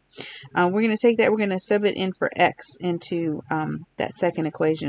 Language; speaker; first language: English; native; English